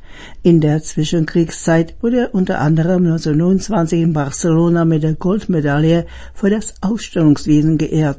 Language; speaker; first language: German; native; German